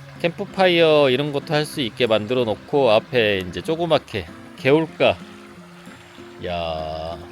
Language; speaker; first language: Korean; native; Korean